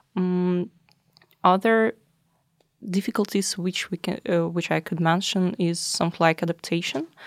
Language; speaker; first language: English; non-native, fluent; Russian